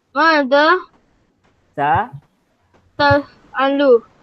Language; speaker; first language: Arabic; non-native, learner; Malay